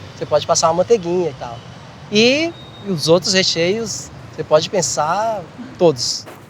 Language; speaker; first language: Portuguese; native; Portuguese